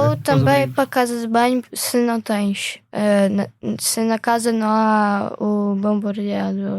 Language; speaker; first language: Portuguese; early bilingual, other home language; Ukrainian